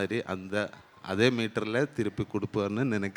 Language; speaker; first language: Tamil; non-native, learner; Malayalam